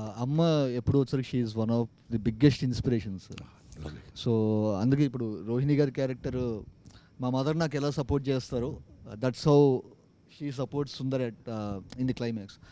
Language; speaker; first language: Telugu; native; Telugu